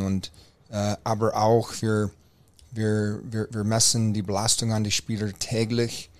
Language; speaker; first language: German; non-native, fluent; English